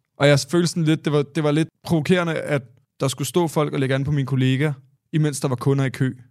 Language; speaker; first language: Danish; native; Danish